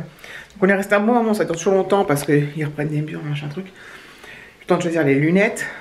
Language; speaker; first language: French; native; French